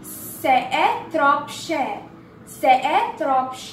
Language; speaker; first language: French; non-native, learner; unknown